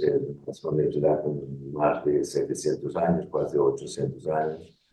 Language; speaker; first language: Spanish; non-native, learner; Portuguese